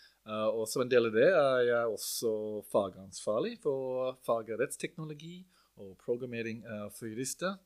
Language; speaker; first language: Norwegian; non-native, fluent; English